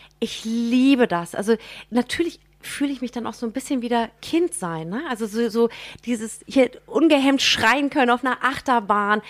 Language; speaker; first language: German; native; German